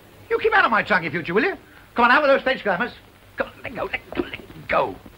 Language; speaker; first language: English; native; English